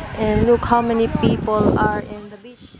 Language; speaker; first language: English; non-native, local second language; Cebuano